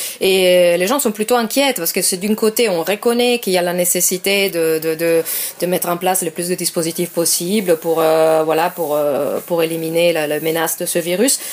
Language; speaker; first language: French; non-native, fluent; Italian